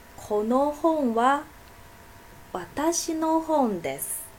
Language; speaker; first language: Japanese; non-native, fluent; Chinese